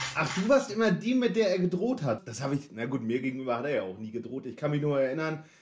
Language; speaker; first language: German; native; German